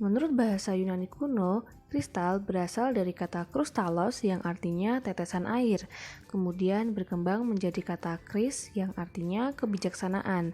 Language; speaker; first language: Indonesian; native; Indonesian